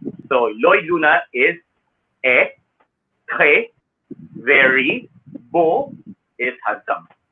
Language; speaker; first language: English; non-native, local second language; Filipino